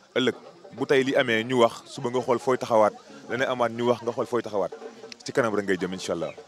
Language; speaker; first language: Wolof; native; Wolof